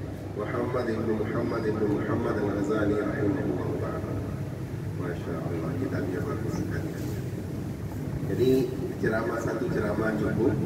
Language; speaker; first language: Indonesian; non-native, fluent; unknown